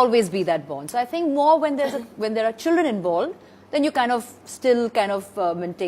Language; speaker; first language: English; non-native, local second language; Hindi